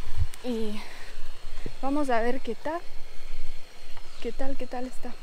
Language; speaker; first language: Spanish; native; Spanish